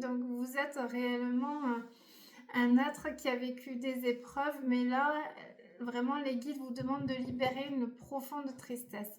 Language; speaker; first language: French; native; French